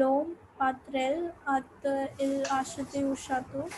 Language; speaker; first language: French; non-native, learner; Hindi